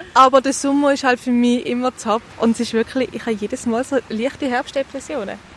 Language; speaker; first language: German; native; German